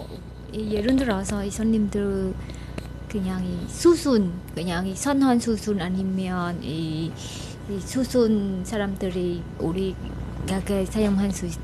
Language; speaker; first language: Korean; non-native, learner; Vietnamese